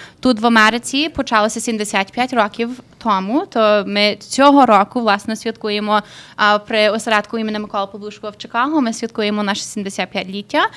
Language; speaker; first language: Ukrainian; early bilingual, heritage; Ukrainian